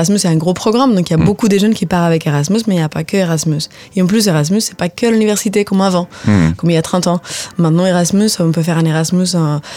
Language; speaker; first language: French; non-native, fluent; Spanish